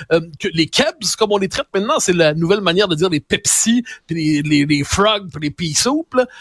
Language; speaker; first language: French; native; French